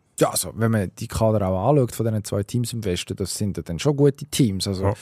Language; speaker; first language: German; native; German